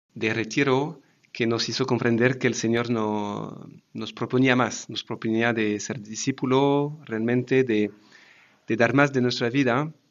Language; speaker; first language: Spanish; non-native, fluent; French